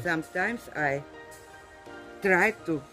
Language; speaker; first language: English; non-native, learner; Russian